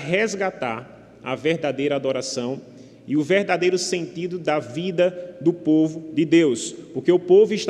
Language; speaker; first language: Portuguese; native; Portuguese